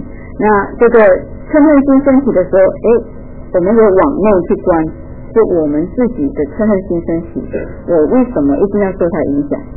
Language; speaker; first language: Chinese; native; Chinese